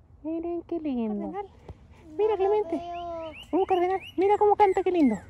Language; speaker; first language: Spanish; native; Spanish